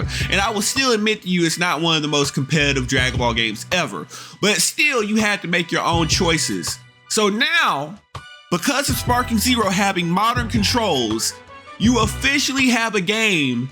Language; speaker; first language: English; native; English